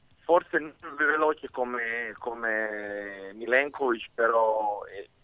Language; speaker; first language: Italian; non-native, fluent; Serbian